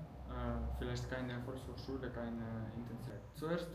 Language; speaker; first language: German; non-native, learner; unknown